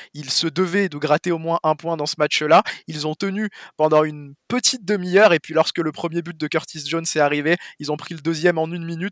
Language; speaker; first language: French; native; French